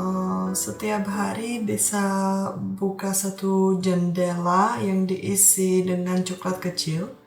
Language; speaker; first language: Indonesian; non-native, fluent; Czech